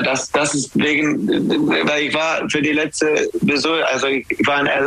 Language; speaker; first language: German; non-native, learner; English